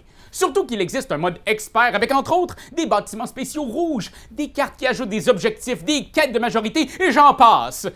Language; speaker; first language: French; native; French